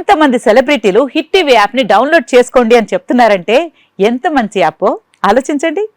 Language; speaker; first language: Telugu; native; Telugu